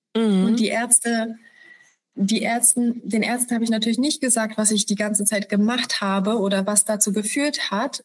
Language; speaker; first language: German; early bilingual, other home language; Polish